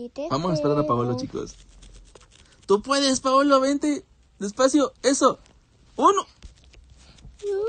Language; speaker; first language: Spanish; native; Spanish